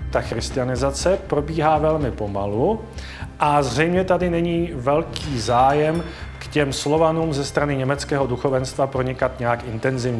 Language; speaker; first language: Czech; native; Czech